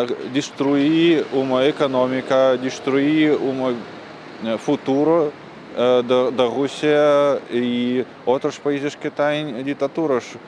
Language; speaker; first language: Portuguese; non-native, learner; Russian